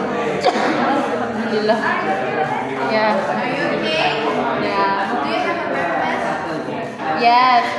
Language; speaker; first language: English; non-native, learner; Indonesian